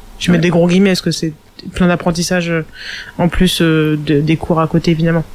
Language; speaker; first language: French; native; French